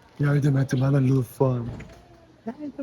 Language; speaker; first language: Turkish; non-native, learner; Korean